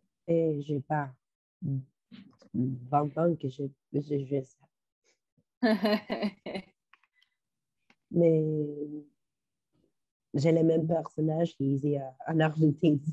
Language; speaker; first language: French; non-native, learner; Spanish